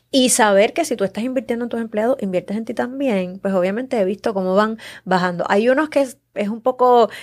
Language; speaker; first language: Spanish; native; Spanish